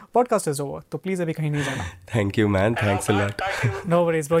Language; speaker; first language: English; non-native, local second language; Hindi